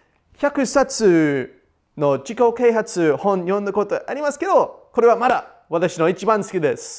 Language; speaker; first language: Japanese; non-native, learner; English